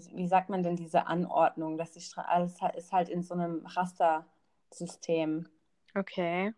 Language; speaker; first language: German; non-native, local second language; Thai